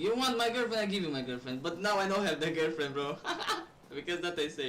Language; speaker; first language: English; non-native, learner; Romanian